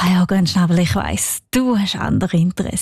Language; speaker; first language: German; native; German